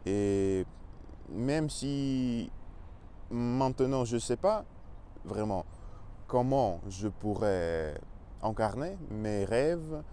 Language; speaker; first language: French; non-native, learner; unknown